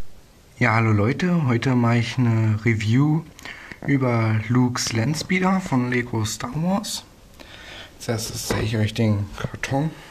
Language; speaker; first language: German; native; German